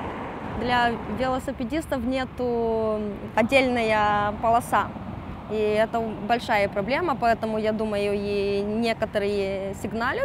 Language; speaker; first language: Russian; non-native, local second language; Romanian